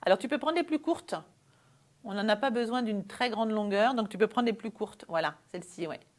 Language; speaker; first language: French; native; French